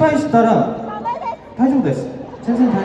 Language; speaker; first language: Japanese; non-native, learner; Korean